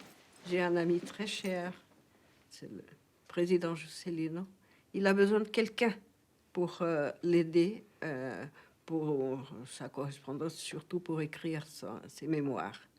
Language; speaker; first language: French; non-native, fluent; Portuguese